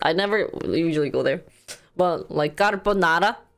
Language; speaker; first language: English; early bilingual, other home language; Korean